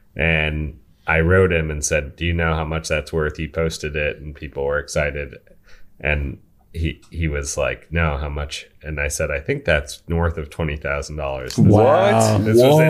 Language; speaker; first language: English; native; English